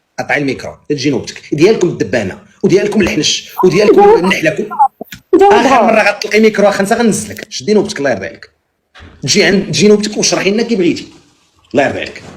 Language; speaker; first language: Arabic; native; Arabic